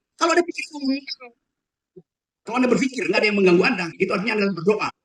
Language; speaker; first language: Indonesian; native; Indonesian